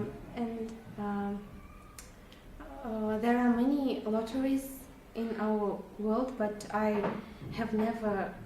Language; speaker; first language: English; non-native, learner; Russian